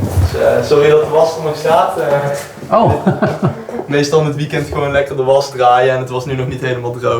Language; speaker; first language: Dutch; native; Dutch